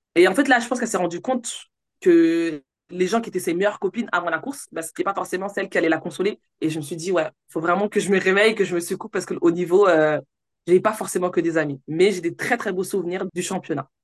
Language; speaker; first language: French; native; French